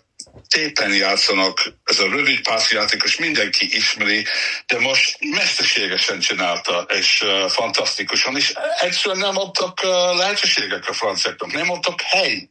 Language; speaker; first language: Hungarian; non-native, learner; English